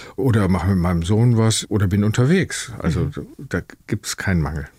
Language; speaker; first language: German; native; German